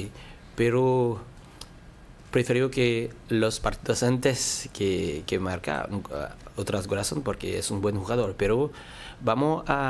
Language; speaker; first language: Spanish; non-native, learner; French